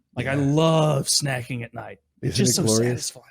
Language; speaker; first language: English; native; English